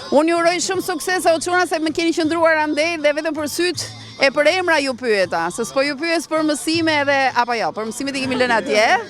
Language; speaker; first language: Albanian; native; Albanian